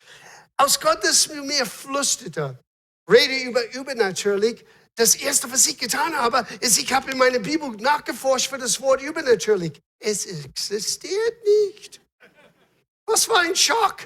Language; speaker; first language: German; non-native, fluent; English